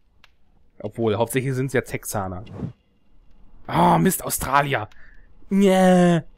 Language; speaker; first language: German; native; German